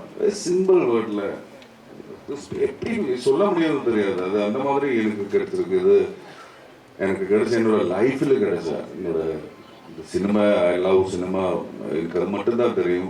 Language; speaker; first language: Tamil; non-native, local second language; Malayalam